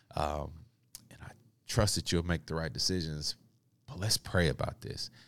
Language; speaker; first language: English; native; English